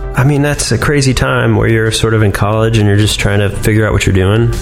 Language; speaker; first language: English; native; English